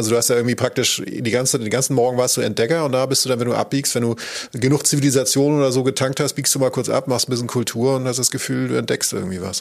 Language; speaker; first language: German; native; German